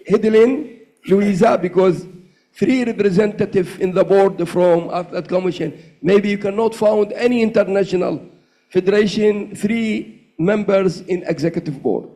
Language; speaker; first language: English; non-native, learner; Arabic